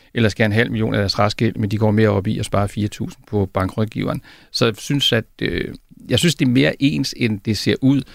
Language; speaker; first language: Danish; native; Danish